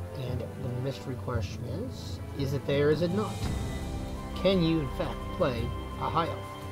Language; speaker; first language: English; native; English